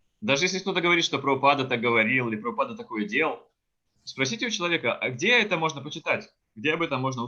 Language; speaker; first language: Russian; native; Russian